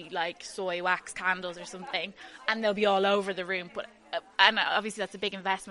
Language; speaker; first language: English; native; English